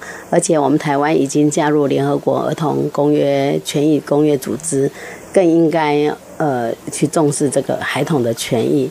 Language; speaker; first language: Chinese; native; Chinese